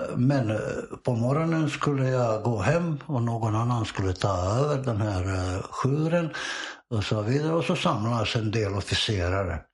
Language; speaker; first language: Swedish; non-native, fluent; Bosnian